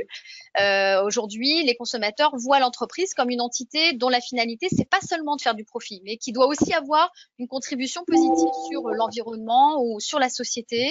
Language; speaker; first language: French; native; French